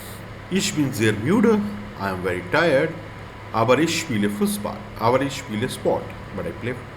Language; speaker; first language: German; non-native, learner; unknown